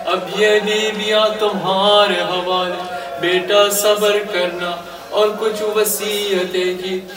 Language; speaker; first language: Urdu; native; Urdu